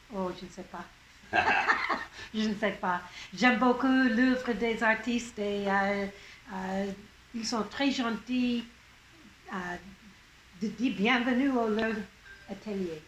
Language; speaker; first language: French; non-native, local second language; English